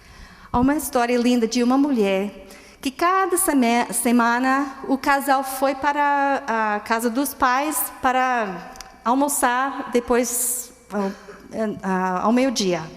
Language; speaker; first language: Portuguese; non-native, fluent; English